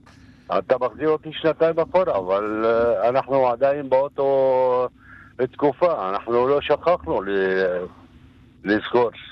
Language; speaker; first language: Hebrew; non-native, local second language; Arabic